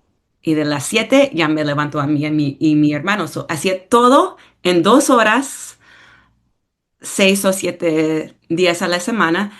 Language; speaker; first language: Spanish; early bilingual, heritage; English